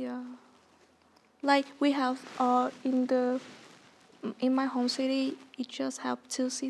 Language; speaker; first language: English; non-native, learner; Vietnamese